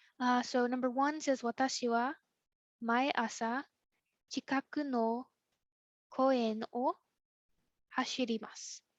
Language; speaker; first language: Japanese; non-native, fluent; English